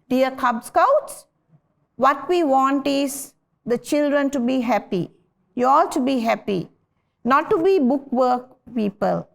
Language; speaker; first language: English; non-native, local second language; Sinhala